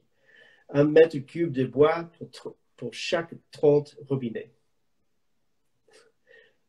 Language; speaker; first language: French; non-native, learner; English